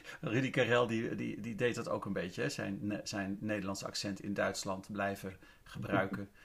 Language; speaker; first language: Dutch; native; Dutch